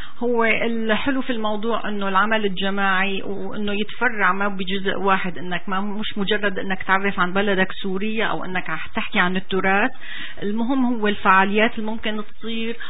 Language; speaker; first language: Arabic; native; Arabic